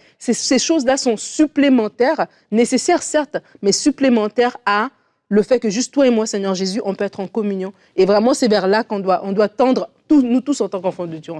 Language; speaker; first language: French; native; French